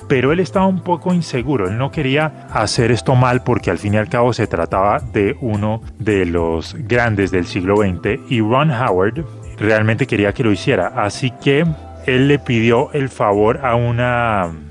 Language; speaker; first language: Spanish; native; Spanish